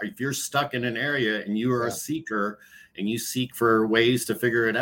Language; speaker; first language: English; native; English